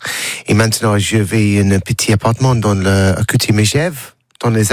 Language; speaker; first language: French; non-native, learner; English